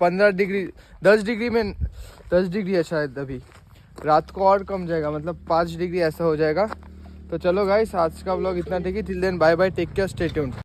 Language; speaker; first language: Hindi; non-native, local second language; Bangla